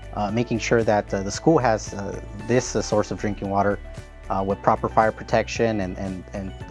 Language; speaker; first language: English; native; English